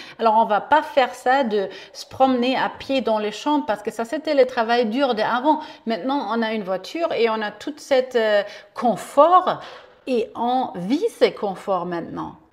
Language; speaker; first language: French; non-native, fluent; German